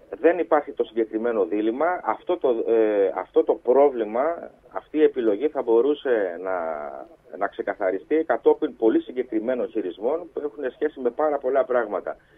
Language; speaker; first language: Greek; native; Greek